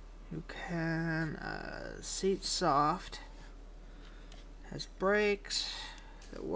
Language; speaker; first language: English; native; English